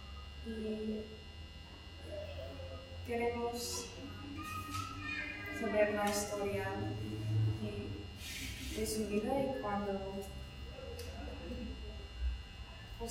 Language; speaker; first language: Spanish; non-native, fluent; English